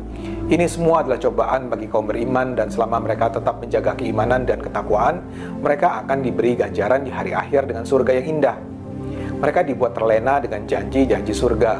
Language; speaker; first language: Indonesian; native; Indonesian